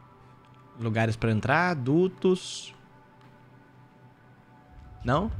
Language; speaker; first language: Portuguese; native; Portuguese